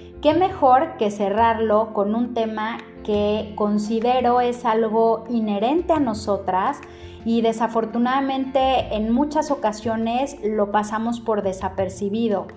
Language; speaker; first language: Spanish; native; Spanish